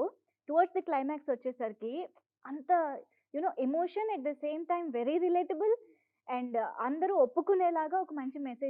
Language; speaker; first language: Telugu; native; Telugu